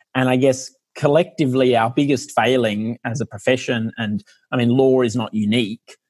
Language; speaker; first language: English; native; English